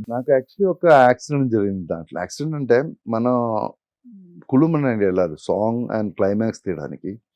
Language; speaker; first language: Telugu; non-native, fluent; Malayalam